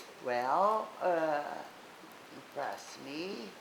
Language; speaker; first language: English; non-native, learner; Portuguese